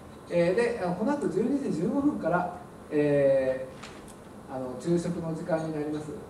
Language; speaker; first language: Japanese; native; Japanese